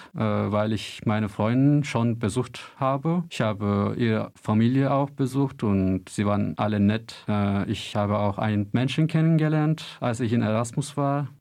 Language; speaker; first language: German; non-native, fluent; Turkish